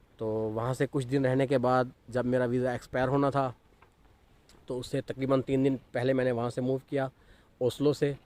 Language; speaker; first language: Urdu; non-native, local second language; Saraiki